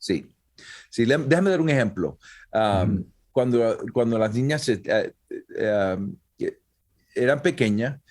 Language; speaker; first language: Spanish; early bilingual, heritage; Spanish